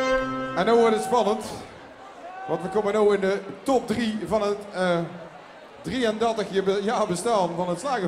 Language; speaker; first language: Dutch; native; Dutch